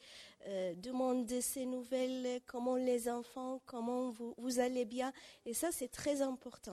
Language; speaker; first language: French; non-native, learner; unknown